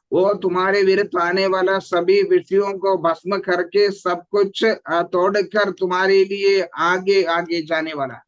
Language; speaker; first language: Hindi; non-native, local second language; Malayalam